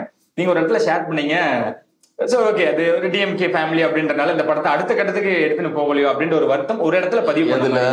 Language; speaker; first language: Tamil; native; Tamil